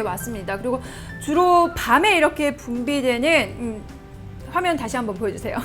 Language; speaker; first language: Korean; native; Korean